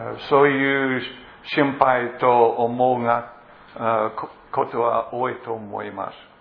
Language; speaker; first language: Japanese; non-native, fluent; English